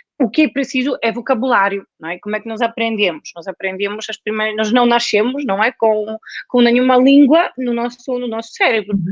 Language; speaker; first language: Portuguese; non-native, fluent; Polish